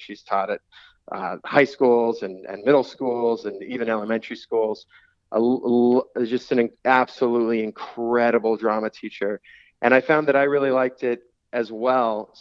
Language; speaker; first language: English; native; English